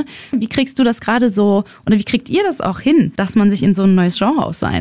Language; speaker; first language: German; native; German